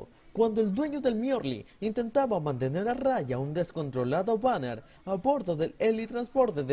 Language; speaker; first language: Spanish; native; Spanish